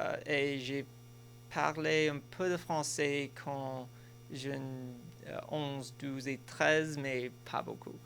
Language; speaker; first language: French; non-native, learner; English